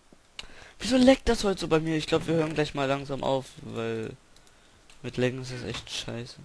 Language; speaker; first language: German; native; German